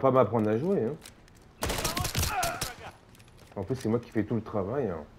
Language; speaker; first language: French; native; French